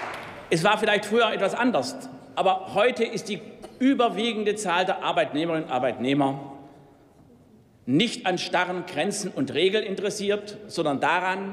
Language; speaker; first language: German; native; German